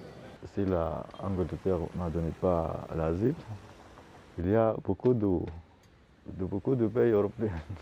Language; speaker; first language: French; non-native, learner; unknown